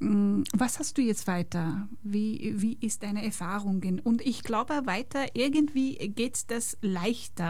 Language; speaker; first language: German; non-native, learner; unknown